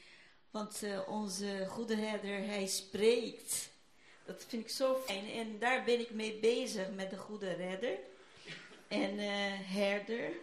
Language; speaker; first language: Dutch; non-native, fluent; Portuguese